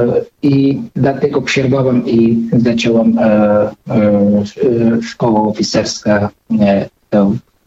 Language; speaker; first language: Polish; non-native, fluent; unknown